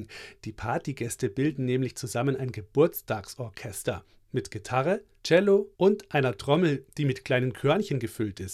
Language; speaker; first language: German; native; German